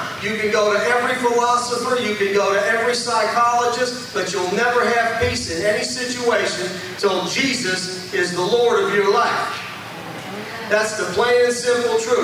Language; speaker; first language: English; native; English